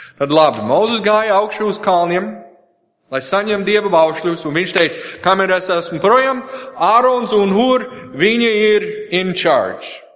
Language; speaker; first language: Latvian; non-native, fluent; English